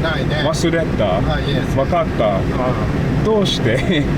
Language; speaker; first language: Japanese; non-native, learner; English